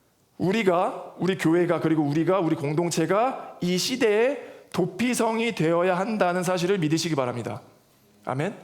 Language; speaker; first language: Korean; native; Korean